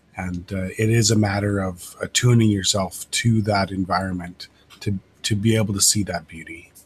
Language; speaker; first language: English; native; English